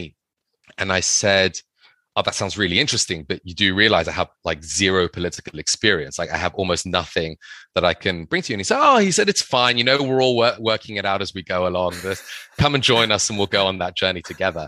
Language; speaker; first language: English; native; English